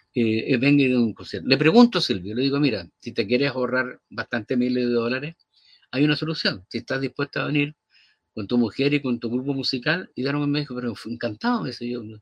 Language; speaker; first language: Spanish; native; Spanish